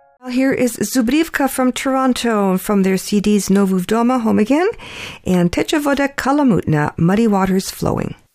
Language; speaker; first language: English; early bilingual, other home language; Ukrainian